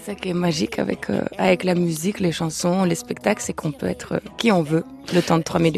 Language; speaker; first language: French; non-native, fluent; Lithuanian